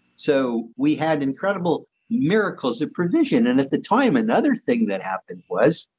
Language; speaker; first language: English; native; English